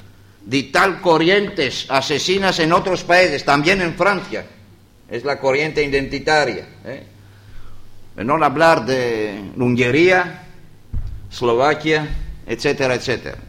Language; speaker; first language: Spanish; non-native, learner; Greek